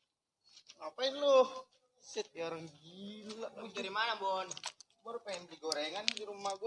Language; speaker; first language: Indonesian; native; Indonesian